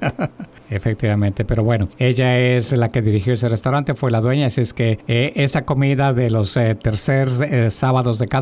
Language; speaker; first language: Spanish; native; Spanish